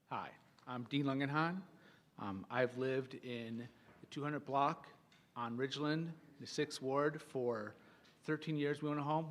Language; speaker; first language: English; native; English